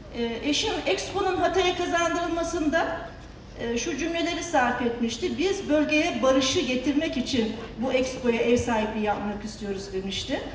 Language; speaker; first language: Turkish; native; Turkish